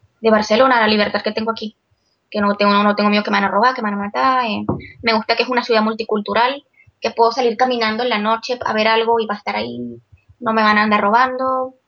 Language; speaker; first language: Spanish; native; Spanish